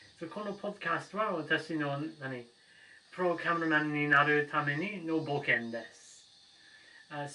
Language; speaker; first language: Japanese; non-native, learner; English